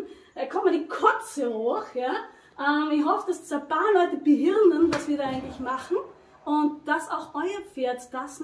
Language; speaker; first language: German; native; German